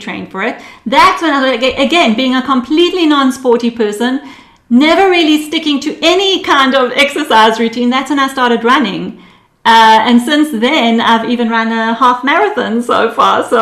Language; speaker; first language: English; early bilingual, other home language; Hebrew